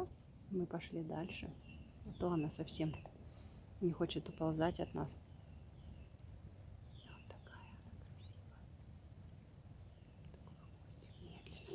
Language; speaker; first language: Russian; native; Russian